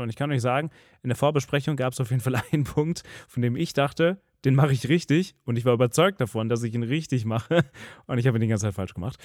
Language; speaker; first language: German; native; German